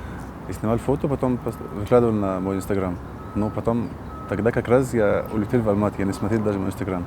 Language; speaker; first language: Russian; non-native, learner; Arabic